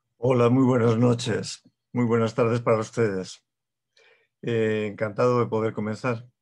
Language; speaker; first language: Spanish; native; Spanish